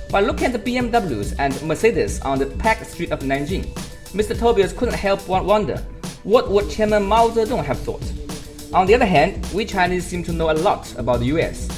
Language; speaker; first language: English; non-native, fluent; Chinese